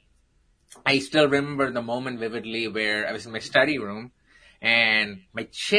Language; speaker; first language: English; non-native, local second language; Tamil